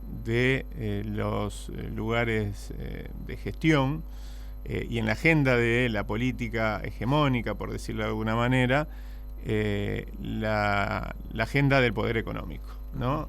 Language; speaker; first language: Spanish; native; Spanish